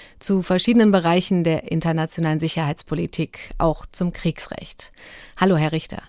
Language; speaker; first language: German; native; German